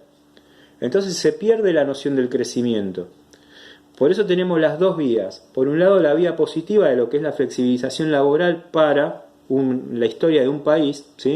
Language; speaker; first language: Spanish; native; Spanish